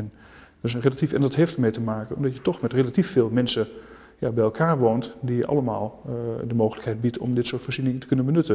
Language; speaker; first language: Dutch; native; Dutch